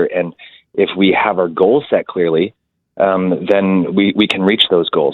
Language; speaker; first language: English; native; English